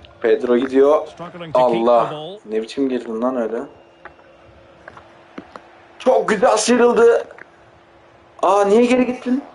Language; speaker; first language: Turkish; native; Turkish